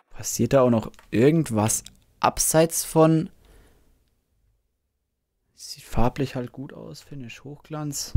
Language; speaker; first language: German; native; German